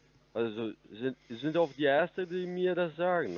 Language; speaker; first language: German; non-native, fluent; Russian